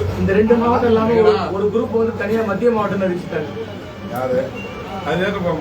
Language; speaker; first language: Tamil; native; Tamil